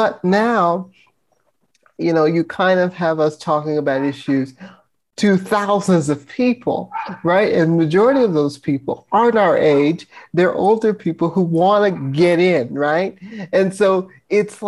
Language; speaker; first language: English; native; English